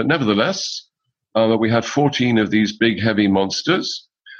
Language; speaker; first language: English; native; English